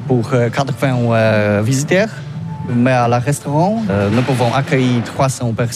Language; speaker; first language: French; non-native, learner; Polish